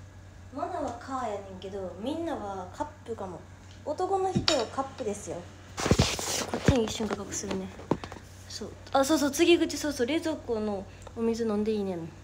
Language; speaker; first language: Japanese; native; Japanese